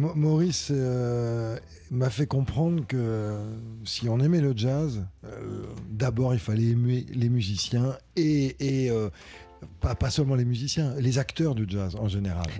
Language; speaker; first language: French; native; French